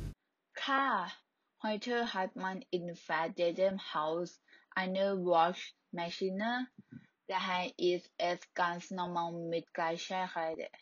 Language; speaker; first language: German; non-native, learner; Thai